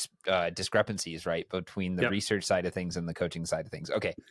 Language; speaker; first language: English; native; English